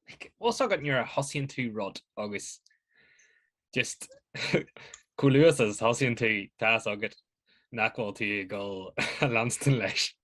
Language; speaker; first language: Irish; native; Irish